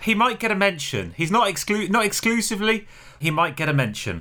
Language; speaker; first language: English; native; English